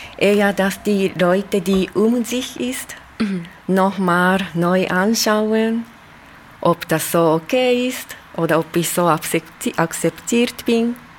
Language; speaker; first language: German; non-native, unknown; Japanese